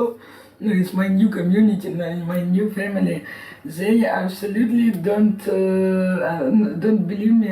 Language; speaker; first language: English; non-native, learner; Ukrainian